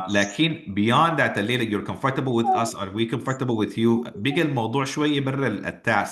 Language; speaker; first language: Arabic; native; Arabic